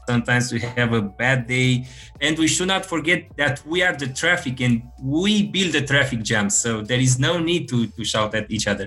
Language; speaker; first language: English; non-native, fluent; Romanian